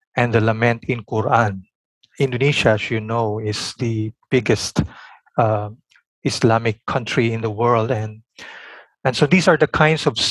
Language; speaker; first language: English; non-native, local second language; Filipino